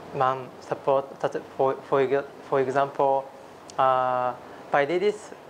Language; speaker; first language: English; non-native, learner; Japanese